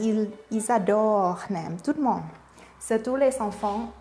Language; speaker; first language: French; non-native, learner; Thai